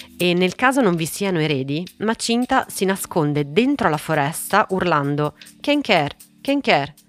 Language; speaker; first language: Italian; early bilingual, other home language; Portuguese